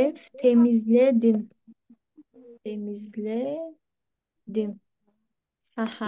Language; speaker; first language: Turkish; non-native, fluent; Kyrgyz